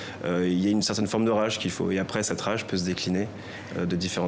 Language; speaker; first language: French; native; French